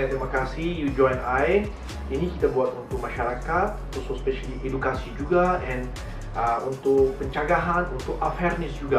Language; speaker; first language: Indonesian; non-native, learner; Malay